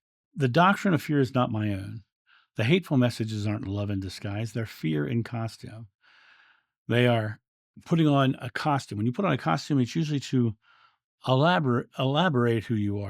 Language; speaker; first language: English; native; English